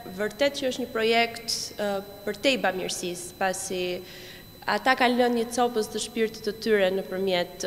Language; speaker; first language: English; non-native, learner; Ukrainian